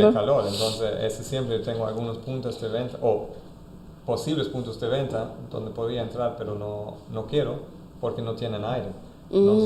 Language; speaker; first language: Spanish; non-native, fluent; German